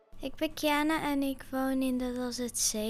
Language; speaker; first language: Dutch; early bilingual, other home language; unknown